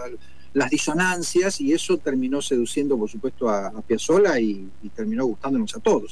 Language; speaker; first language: Spanish; native; Spanish